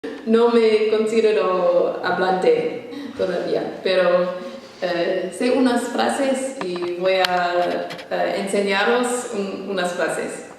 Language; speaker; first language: Spanish; non-native, fluent; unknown